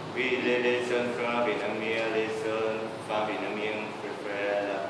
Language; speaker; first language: French; non-native, learner; Vietnamese